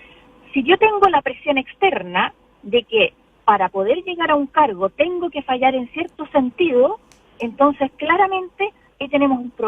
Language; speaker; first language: Spanish; native; Spanish